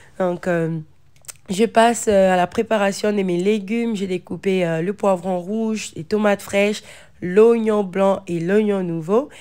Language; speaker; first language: French; non-native, local second language; Lingala